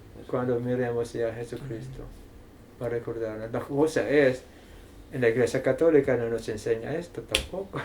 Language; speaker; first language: Spanish; non-native, fluent; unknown